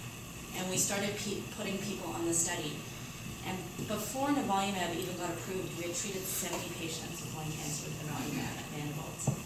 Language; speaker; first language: English; native; English